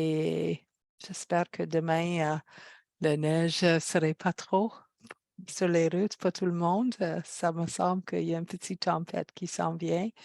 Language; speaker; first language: French; non-native, fluent; English